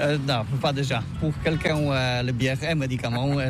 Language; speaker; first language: French; non-native, learner; Polish